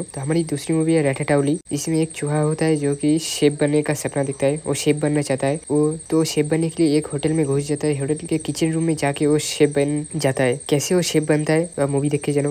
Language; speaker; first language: Hindi; native; Hindi